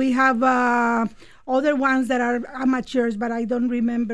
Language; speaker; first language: English; non-native, fluent; Spanish